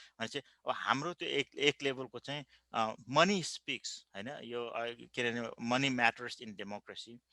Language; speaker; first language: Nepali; native; Nepali